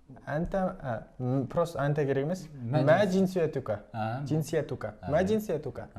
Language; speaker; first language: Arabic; non-native, learner; Kazakh